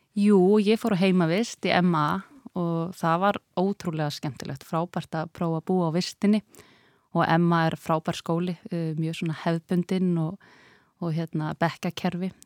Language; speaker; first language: Icelandic; native; Icelandic